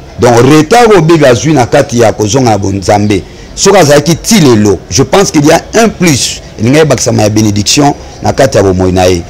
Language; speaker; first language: Lingala; native; Lingala